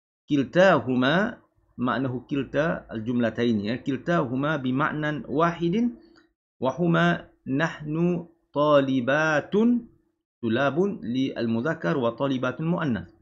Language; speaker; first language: Arabic; non-native, fluent; Malay